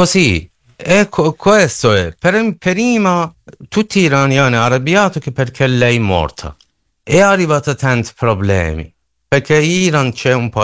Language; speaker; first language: Italian; non-native, learner; Persian